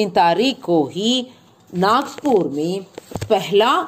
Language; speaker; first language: Hindi; non-native, local second language; Malayalam